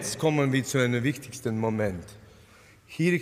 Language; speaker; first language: German; non-native, fluent; Latvian